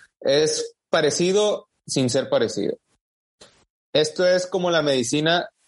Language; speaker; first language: Spanish; native; Spanish